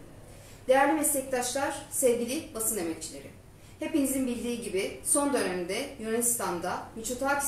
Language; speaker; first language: Turkish; native; Turkish